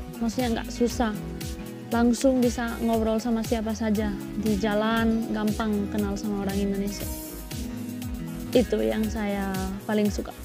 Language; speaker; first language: Indonesian; non-native, fluent; Spanish